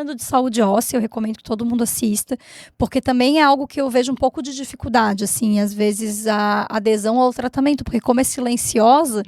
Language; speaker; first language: Portuguese; native; Portuguese